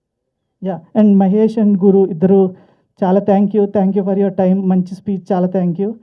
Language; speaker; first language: Telugu; native; Telugu